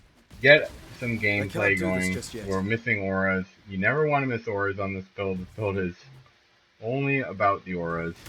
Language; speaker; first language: English; native; English